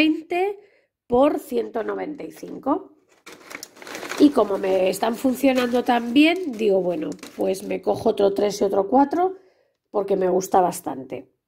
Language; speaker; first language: Spanish; native; Spanish